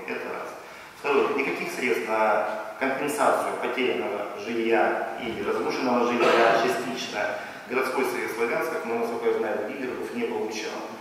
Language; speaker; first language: Russian; native; Russian